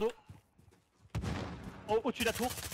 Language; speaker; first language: French; native; French